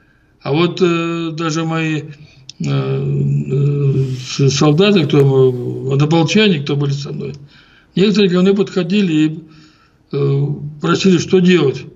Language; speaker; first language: Russian; native; Russian